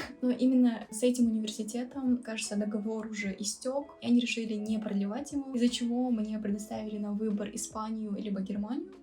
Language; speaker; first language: Russian; early bilingual, heritage; Russian